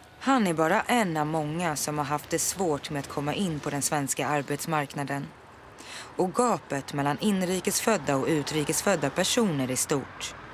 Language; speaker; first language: Swedish; native; Swedish